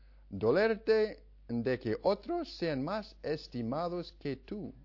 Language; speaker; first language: Spanish; non-native, fluent; English